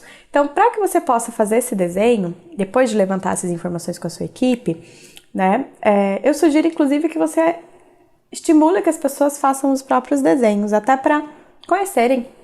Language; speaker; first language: Portuguese; native; Portuguese